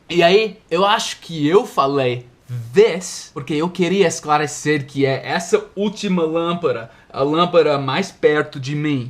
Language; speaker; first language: Portuguese; non-native, fluent; English